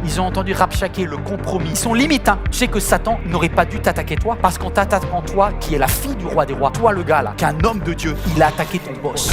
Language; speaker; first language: French; native; French